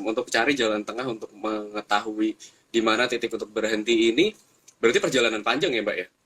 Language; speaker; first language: Indonesian; native; Indonesian